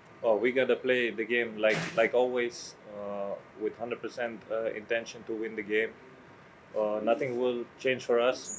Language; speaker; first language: English; non-native, fluent; Dutch